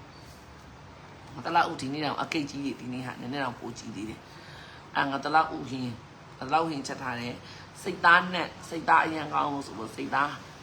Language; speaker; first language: Burmese; native; Burmese